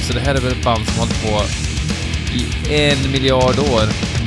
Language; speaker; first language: Swedish; native; Swedish